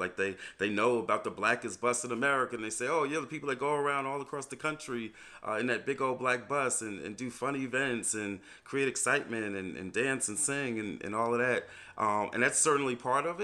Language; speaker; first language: English; native; English